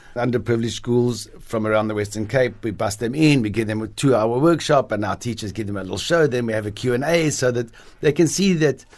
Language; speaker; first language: English; native; English